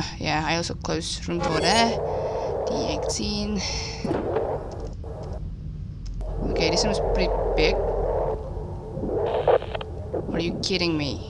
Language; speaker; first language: English; non-native, fluent; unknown